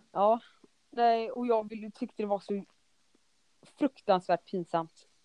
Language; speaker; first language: Swedish; early bilingual, other home language; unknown